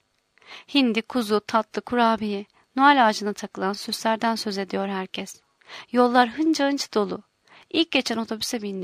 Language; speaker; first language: Turkish; native; Turkish